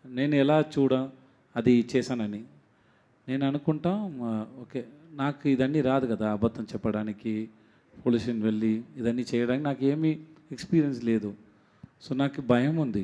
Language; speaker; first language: Telugu; non-native, learner; Tamil